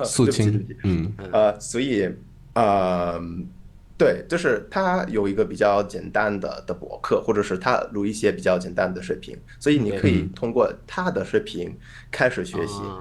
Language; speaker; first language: Chinese; non-native, fluent; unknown